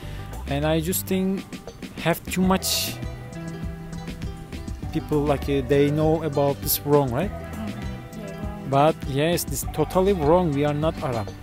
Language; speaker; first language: English; non-native, fluent; Turkish